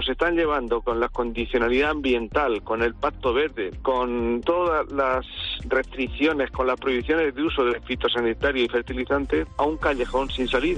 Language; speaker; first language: Spanish; native; Spanish